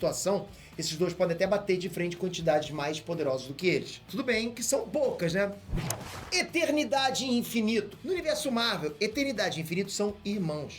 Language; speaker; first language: Portuguese; native; Portuguese